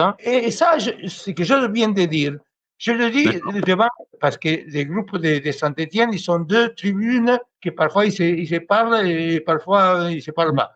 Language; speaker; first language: French; non-native, fluent; Spanish